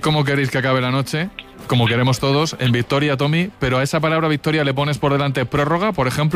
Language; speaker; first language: Spanish; native; Spanish